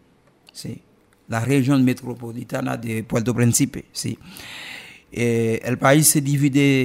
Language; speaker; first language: Spanish; non-native, learner; Haitian Creole